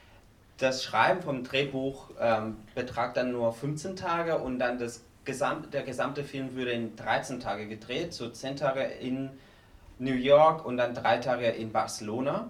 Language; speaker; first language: German; non-native, fluent; Spanish